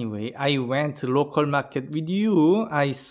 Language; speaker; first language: English; non-native, learner; Korean